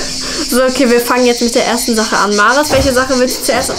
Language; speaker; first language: German; native; German